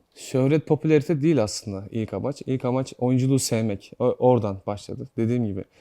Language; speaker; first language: Turkish; native; Turkish